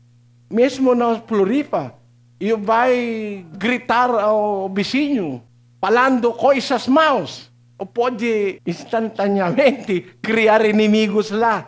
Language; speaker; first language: Portuguese; non-native, learner; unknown